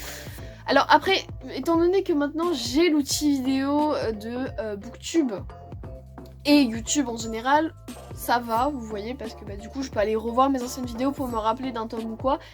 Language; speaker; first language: French; native; French